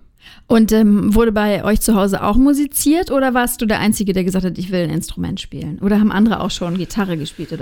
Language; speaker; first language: German; native; German